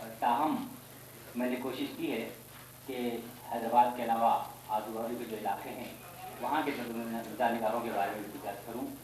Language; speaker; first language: Urdu; native; Urdu